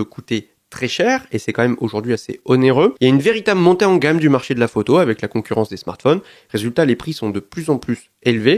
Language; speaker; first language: French; native; French